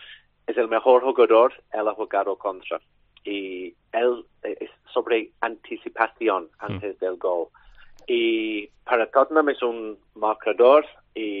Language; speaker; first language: Spanish; non-native, learner; English